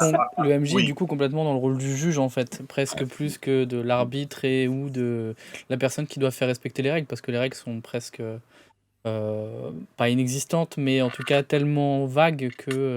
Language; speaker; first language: French; native; French